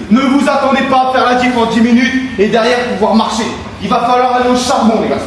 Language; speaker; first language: French; native; French